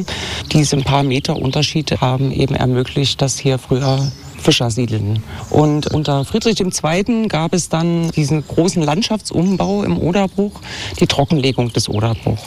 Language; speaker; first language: German; native; German